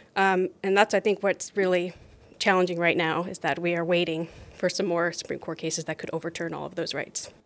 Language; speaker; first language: English; native; English